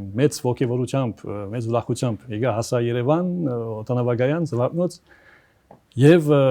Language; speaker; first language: Armenian; early bilingual, heritage; Armenian